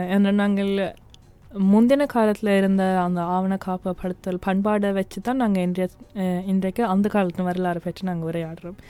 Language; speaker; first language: Tamil; native; Tamil